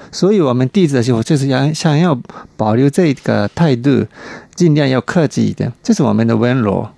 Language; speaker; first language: Chinese; non-native, fluent; Japanese